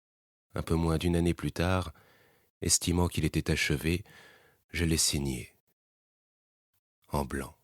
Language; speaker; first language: French; native; French